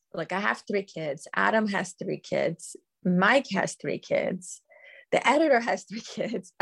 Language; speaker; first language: English; non-native, fluent; Portuguese